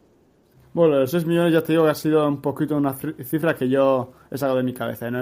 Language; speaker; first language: Spanish; native; Spanish